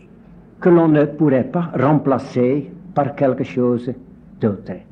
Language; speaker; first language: French; non-native, fluent; Dutch